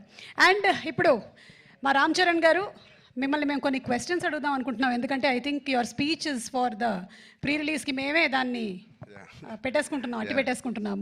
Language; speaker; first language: Telugu; native; Telugu